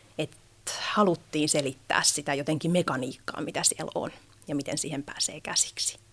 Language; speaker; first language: Finnish; native; Finnish